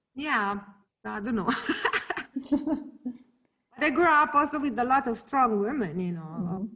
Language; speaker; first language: English; non-native, fluent; Italian